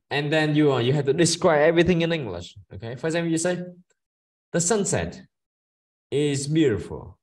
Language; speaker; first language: English; non-native, fluent; Vietnamese